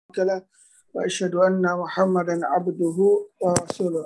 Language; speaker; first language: Arabic; non-native, fluent; Malay